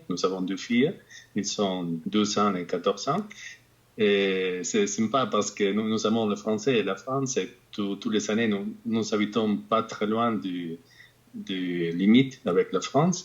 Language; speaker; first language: French; non-native, fluent; Spanish